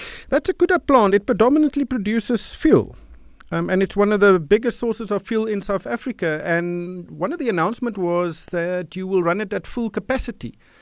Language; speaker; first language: English; non-native, local second language; Afrikaans